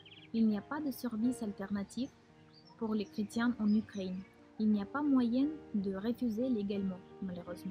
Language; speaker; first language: French; non-native, fluent; Russian